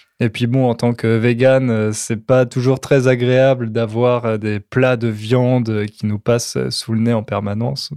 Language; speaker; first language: French; native; French